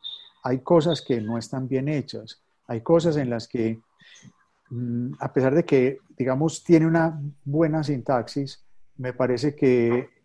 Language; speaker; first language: Spanish; native; Spanish